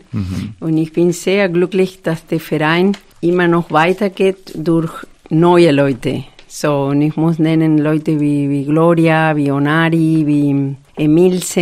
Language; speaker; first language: German; non-native, fluent; Spanish